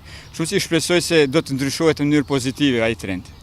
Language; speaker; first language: Albanian; native; Albanian